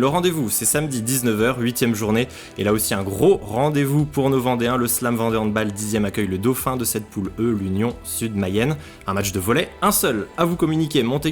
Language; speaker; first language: French; native; French